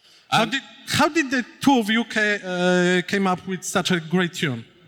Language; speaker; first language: English; non-native, fluent; Polish